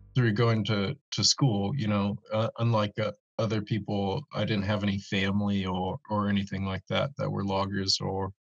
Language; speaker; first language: English; native; English